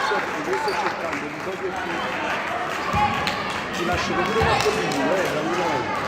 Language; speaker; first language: Italian; native; Italian